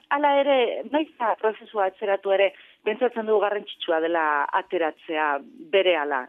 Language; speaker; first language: Basque; non-native, local second language; Spanish